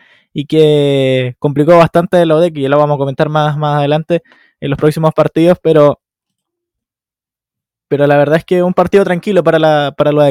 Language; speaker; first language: Spanish; native; Spanish